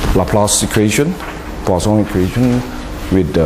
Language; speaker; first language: English; non-native, fluent; Korean